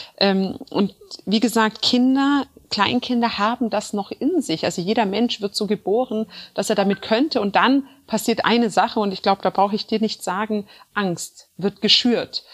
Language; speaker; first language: German; early bilingual, other home language; Turkish